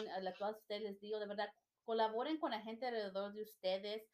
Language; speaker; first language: Spanish; native; Spanish